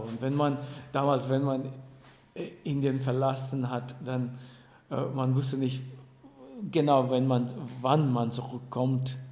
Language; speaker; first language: German; non-native, fluent; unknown